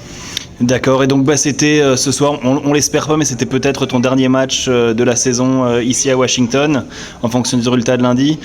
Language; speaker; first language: French; native; French